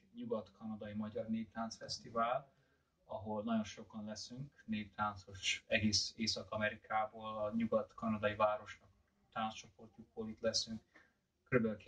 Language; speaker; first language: Hungarian; early bilingual, heritage; Hungarian